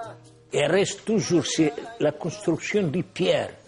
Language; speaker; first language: French; non-native, local second language; Arabic